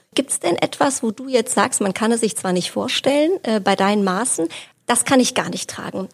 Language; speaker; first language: German; native; German